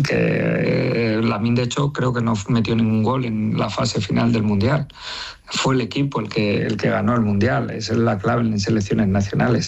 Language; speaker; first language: Spanish; native; Spanish